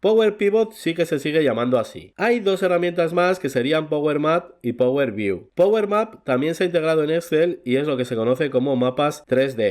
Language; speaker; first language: Spanish; native; Spanish